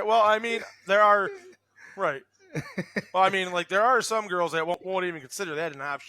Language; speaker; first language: English; native; English